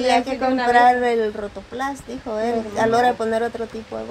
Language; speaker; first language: Spanish; native; Spanish